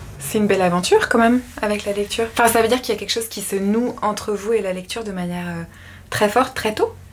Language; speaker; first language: French; native; French